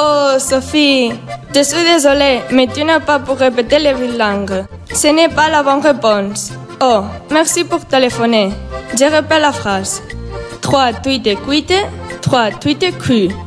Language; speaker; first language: French; non-native, learner; Spanish